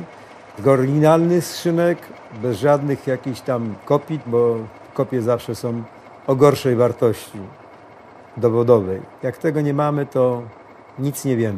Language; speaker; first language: Polish; native; Polish